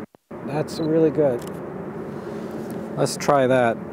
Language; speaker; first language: English; native; English